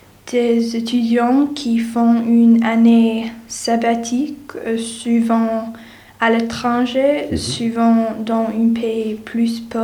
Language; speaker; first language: French; non-native, learner; English